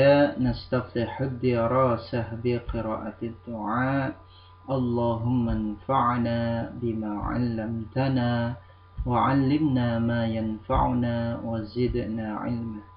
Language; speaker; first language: Arabic; non-native, fluent; Indonesian